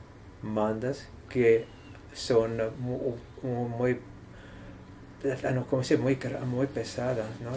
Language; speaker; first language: Spanish; non-native, learner; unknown